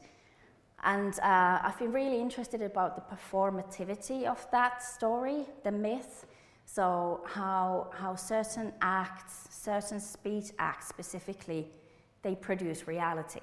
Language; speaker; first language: English; non-native, fluent; Finnish